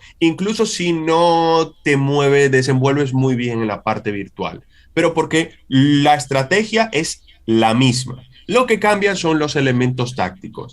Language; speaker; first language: Spanish; native; Spanish